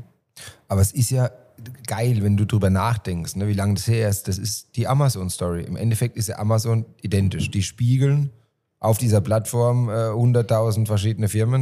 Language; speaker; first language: German; native; German